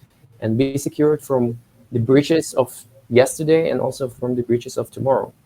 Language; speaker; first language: English; non-native, fluent; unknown